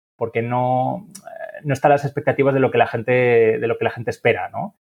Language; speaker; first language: Spanish; native; Spanish